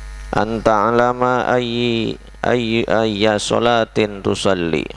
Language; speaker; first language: Arabic; non-native, fluent; Javanese